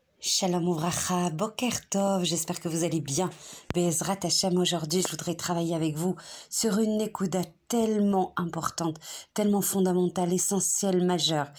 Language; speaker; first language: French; native; French